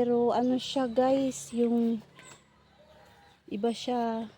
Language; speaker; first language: Filipino; native; Filipino